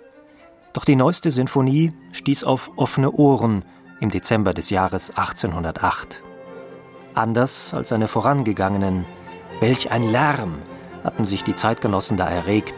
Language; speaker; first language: German; native; German